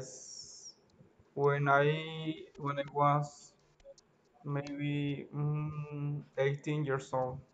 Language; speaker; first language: English; non-native, learner; Spanish